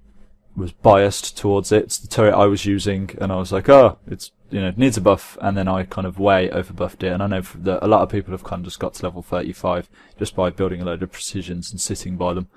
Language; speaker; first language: English; native; English